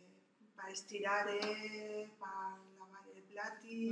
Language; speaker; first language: Italian; non-native, learner; Spanish